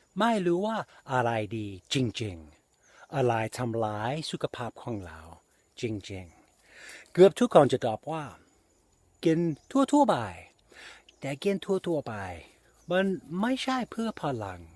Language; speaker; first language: Thai; non-native, fluent; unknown